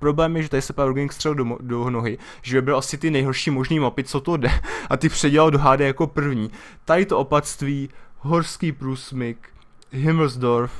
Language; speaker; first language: Czech; native; Czech